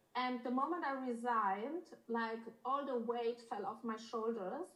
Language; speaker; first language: English; early bilingual, other home language; Polish